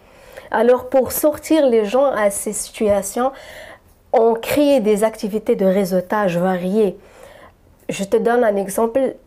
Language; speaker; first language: French; non-native, local second language; Arabic